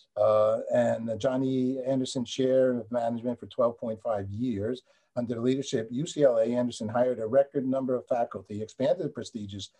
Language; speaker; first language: English; native; English